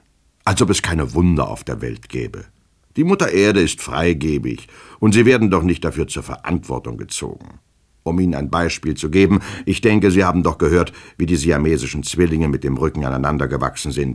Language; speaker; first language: German; native; German